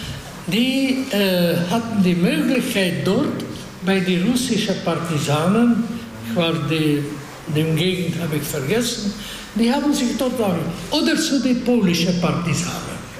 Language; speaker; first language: German; non-native, fluent; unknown